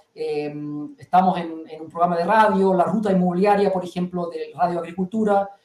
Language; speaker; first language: Spanish; early bilingual, heritage; German